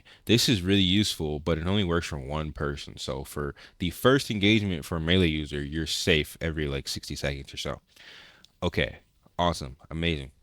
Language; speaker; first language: English; native; English